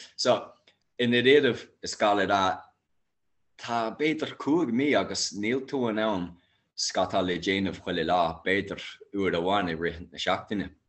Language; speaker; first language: Irish; non-native, local second language; English